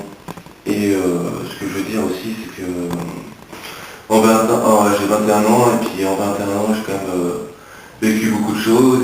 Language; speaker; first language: French; early bilingual, other home language; English